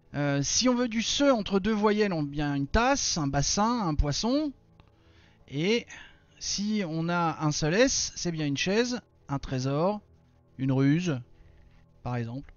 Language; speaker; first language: French; native; French